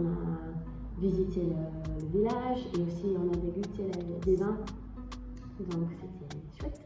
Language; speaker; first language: French; non-native, learner; English